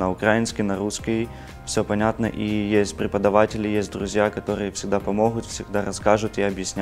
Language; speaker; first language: Russian; non-native, local second language; Ukrainian